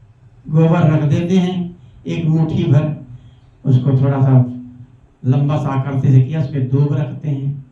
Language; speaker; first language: Hindi; native; Hindi